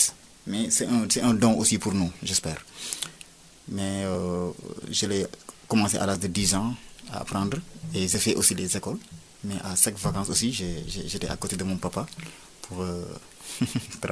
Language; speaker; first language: French; non-native, local second language; Wolof